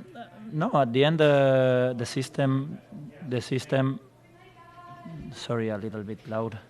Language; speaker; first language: English; non-native, fluent; Spanish